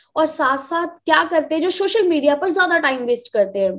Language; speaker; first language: Hindi; native; Hindi